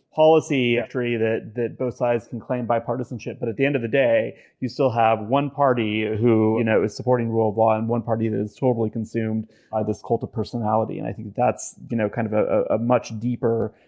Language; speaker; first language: English; native; English